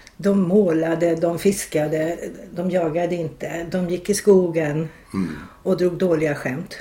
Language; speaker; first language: Swedish; native; Swedish